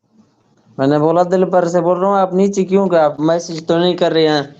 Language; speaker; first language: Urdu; non-native, local second language; Saraiki